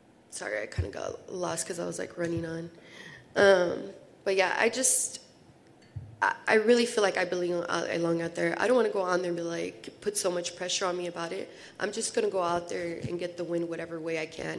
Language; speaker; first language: English; early bilingual, other home language; Spanish